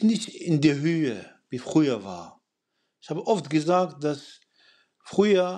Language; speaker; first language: German; non-native, fluent; Arabic